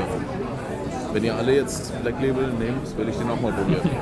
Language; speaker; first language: German; native; German